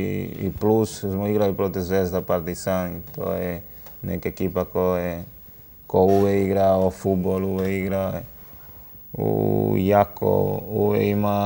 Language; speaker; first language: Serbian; non-native, learner; Spanish